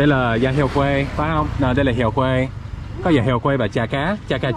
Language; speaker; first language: Vietnamese; non-native, learner; English